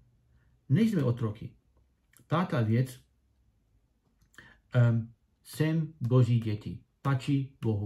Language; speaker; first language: Czech; non-native, learner; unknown